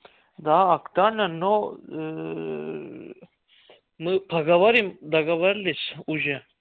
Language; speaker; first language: Russian; non-native, learner; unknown